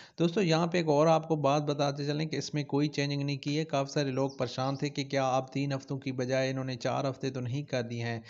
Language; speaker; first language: Urdu; non-native, local second language; Punjabi